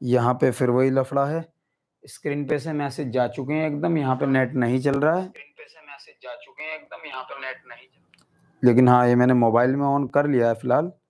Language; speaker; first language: Hindi; native; Hindi